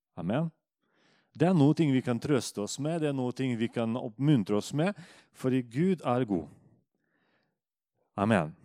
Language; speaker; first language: Norwegian; non-native, fluent; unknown